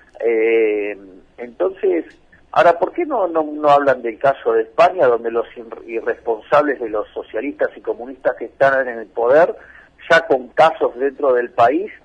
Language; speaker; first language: Spanish; native; Spanish